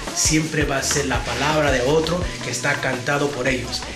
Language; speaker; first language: Spanish; early bilingual, heritage; Spanish